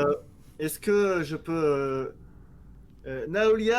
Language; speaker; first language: French; native; French